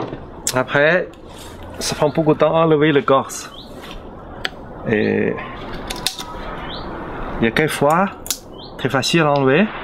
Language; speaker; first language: French; non-native, learner; Chinese